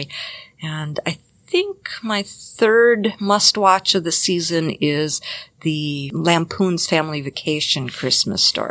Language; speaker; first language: English; native; English